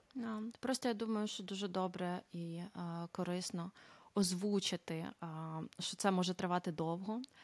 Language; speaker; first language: Ukrainian; native; Ukrainian